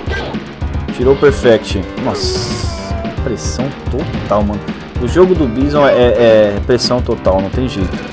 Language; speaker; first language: Portuguese; native; Portuguese